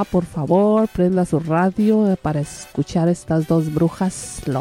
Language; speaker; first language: Spanish; native; Spanish